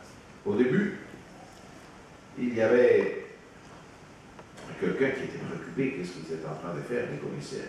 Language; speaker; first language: French; non-native, fluent; Italian